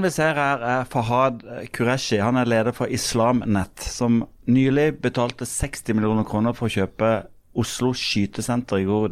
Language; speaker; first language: Norwegian; native; Norwegian